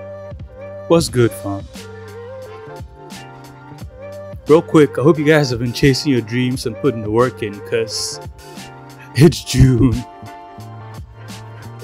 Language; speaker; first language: English; native; English